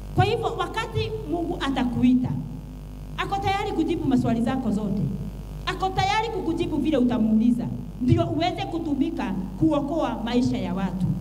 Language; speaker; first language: Swahili; non-native, local second language; Kikuyu